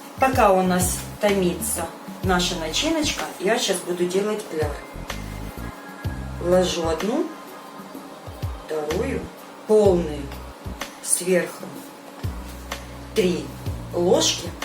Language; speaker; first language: Russian; non-native, local second language; Ukrainian